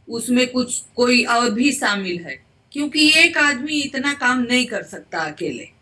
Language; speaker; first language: Hindi; native; Hindi